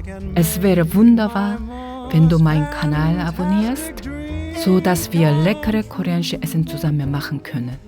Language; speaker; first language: German; non-native, fluent; Korean